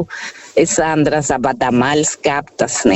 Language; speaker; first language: German; non-native, fluent; Portuguese